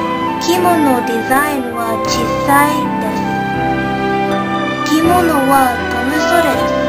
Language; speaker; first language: Japanese; non-native, learner; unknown